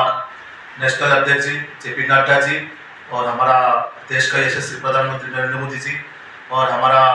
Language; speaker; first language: Hindi; non-native, local second language; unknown